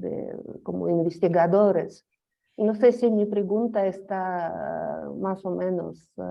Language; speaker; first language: Spanish; non-native, fluent; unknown